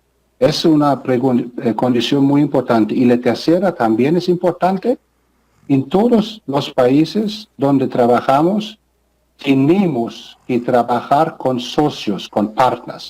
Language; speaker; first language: Spanish; non-native, fluent; German